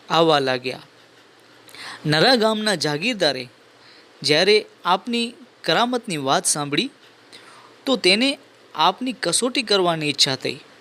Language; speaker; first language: Gujarati; non-native, local second language; Sindhi